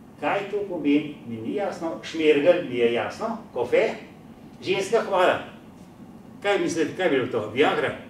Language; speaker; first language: Slovenian; native; Slovenian